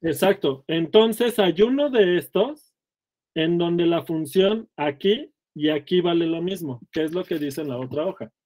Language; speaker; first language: Spanish; native; Spanish